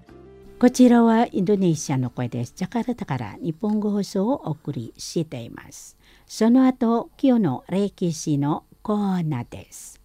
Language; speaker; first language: Japanese; non-native, fluent; Indonesian